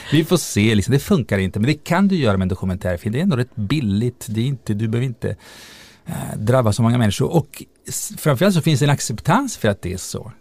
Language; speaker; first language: Swedish; non-native, fluent; Italian